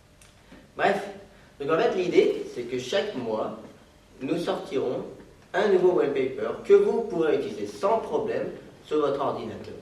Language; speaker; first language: French; native; French